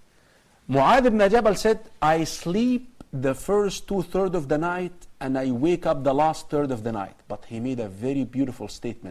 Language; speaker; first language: English; non-native, fluent; Arabic